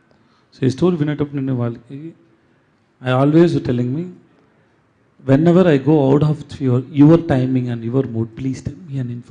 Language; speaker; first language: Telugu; non-native, learner; Tamil